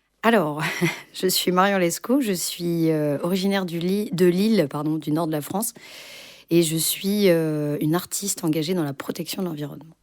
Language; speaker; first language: French; native; French